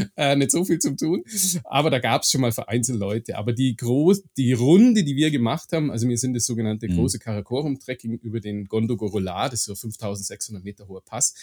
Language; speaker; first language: German; native; German